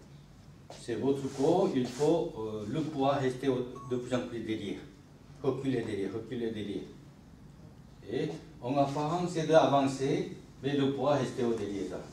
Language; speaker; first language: French; non-native, learner; Korean